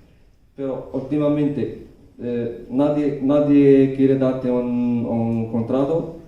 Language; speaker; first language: Spanish; non-native, learner; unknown